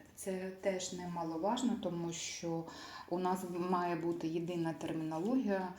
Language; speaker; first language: Ukrainian; non-native, local second language; Russian